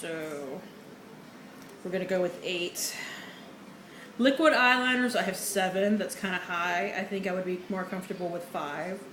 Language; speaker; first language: English; native; English